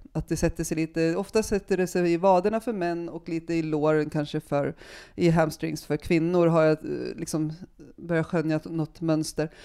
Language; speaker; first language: Swedish; native; Swedish